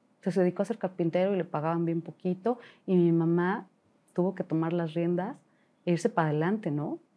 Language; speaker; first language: Spanish; native; Spanish